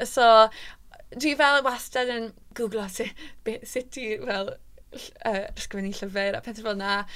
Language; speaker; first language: Welsh; non-native, local second language; English